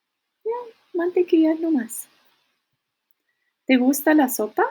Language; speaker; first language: Spanish; non-native, fluent; English